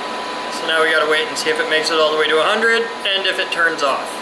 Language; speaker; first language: English; native; English